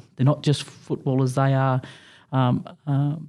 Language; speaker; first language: English; native; English